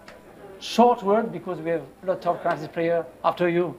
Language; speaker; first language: English; non-native, fluent; French